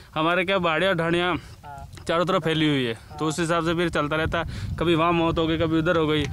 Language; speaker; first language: Hindi; native; Hindi